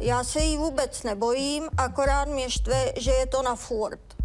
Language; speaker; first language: Czech; native; Czech